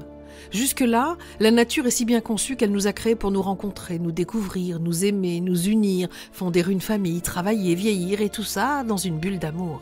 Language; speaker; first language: French; native; French